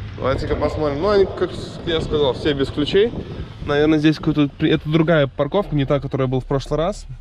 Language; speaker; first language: Russian; native; Russian